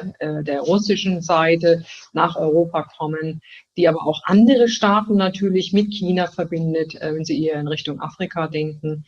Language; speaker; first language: German; native; German